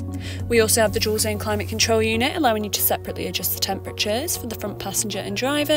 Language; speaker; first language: English; native; English